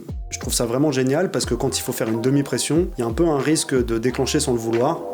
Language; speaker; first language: French; native; French